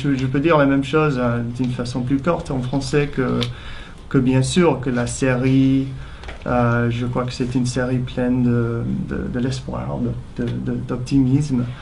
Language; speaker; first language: French; non-native, fluent; English